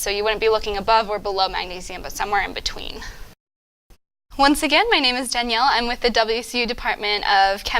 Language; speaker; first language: English; native; English